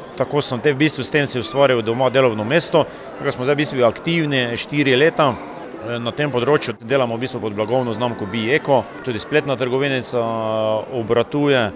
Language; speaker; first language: Slovenian; native; Slovenian